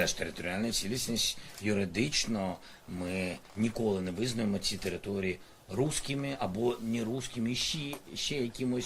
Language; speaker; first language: Ukrainian; non-native, local second language; Russian